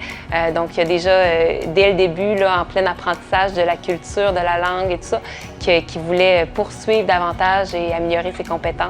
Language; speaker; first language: French; native; French